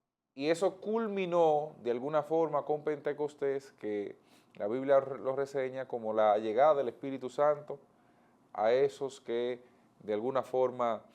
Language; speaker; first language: Spanish; native; Spanish